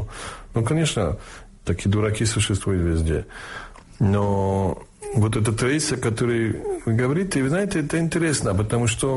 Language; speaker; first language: Russian; non-native, fluent; English